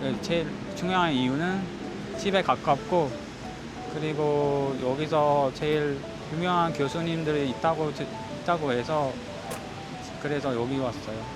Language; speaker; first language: Korean; non-native, learner; Uzbek